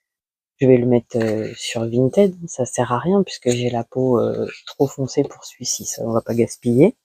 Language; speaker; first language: French; native; French